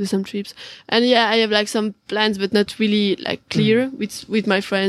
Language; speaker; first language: English; non-native, fluent; French